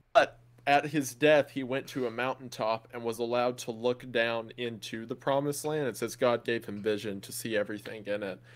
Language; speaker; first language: English; native; English